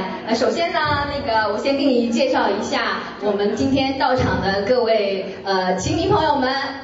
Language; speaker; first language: Chinese; native; Chinese